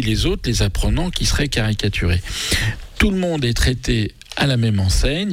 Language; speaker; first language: French; native; French